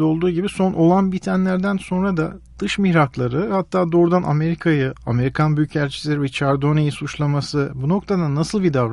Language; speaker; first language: Turkish; native; Turkish